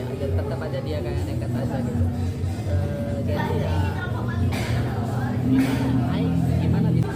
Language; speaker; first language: Indonesian; non-native, fluent; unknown